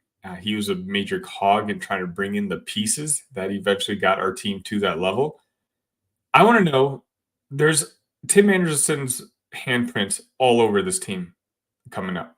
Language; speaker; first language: English; native; English